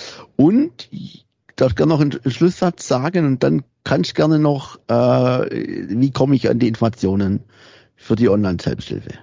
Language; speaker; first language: German; native; German